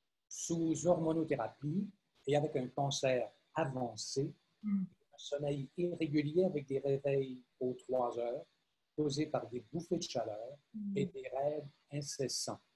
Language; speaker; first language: French; native; French